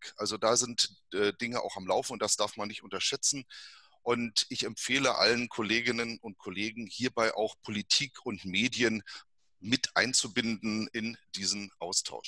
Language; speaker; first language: German; native; German